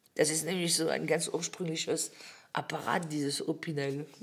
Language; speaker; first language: German; non-native, fluent; French